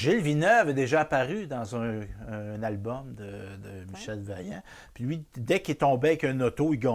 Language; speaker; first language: French; native; French